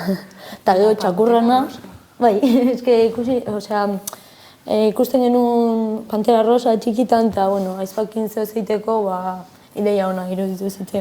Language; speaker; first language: Basque; non-native, local second language; Spanish